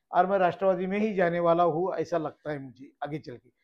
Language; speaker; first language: Hindi; non-native, local second language; Marathi